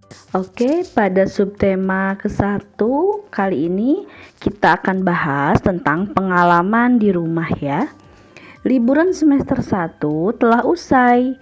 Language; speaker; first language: Indonesian; native; Indonesian